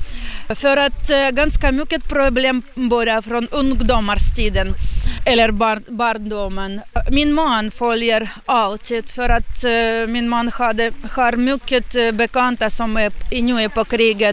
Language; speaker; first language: Swedish; non-native, learner; Ukrainian